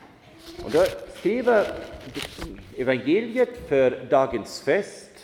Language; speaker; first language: Swedish; non-native, fluent; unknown